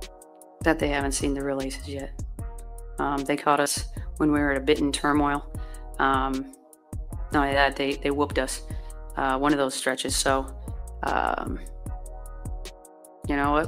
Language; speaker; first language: English; native; English